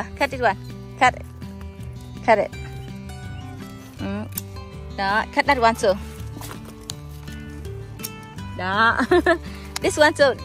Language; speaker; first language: English; non-native, learner; Vietnamese